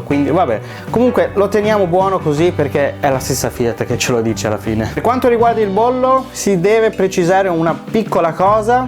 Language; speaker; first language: Italian; native; Italian